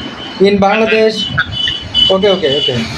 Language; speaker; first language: English; non-native, learner; Bangla